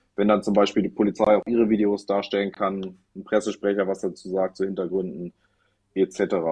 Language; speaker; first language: German; native; German